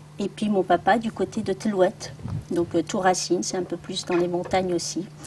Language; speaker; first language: French; early bilingual, other home language; Arabic